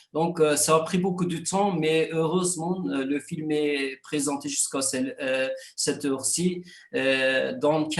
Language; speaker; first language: French; non-native, fluent; Kurdish